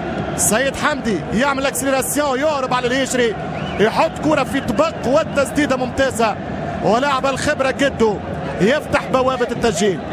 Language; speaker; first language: Arabic; native; Arabic